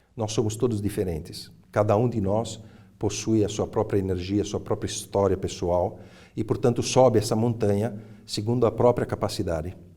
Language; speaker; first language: Portuguese; early bilingual, other home language; Italian